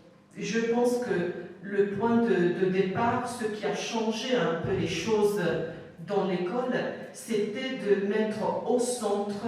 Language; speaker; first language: French; non-native, fluent; Italian